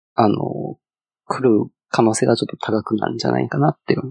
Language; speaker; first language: Japanese; non-native, fluent; Chinese